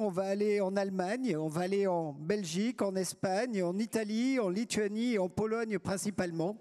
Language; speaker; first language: French; native; French